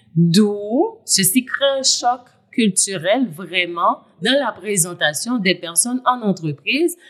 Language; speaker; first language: French; native; French